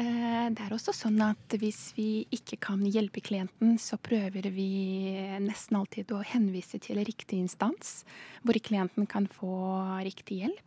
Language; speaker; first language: Norwegian; non-native, fluent; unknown